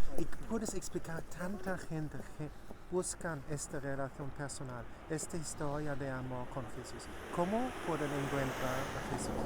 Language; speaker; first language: Spanish; non-native, learner; German